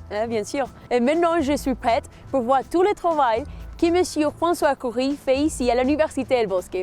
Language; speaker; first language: French; non-native, fluent; Spanish